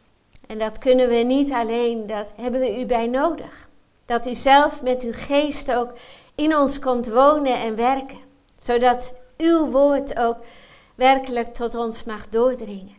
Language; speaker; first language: Dutch; native; Dutch